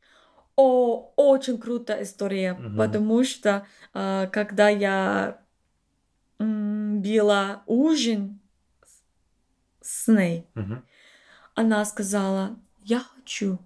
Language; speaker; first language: Russian; non-native, learner; English